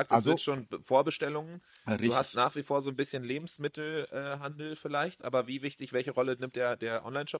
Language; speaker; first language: German; native; German